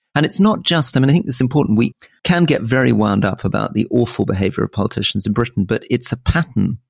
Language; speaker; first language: English; native; English